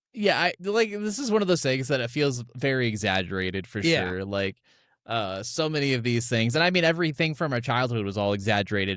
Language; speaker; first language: English; native; English